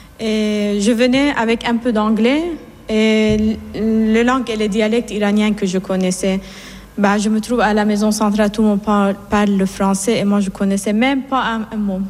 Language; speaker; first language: French; non-native, fluent; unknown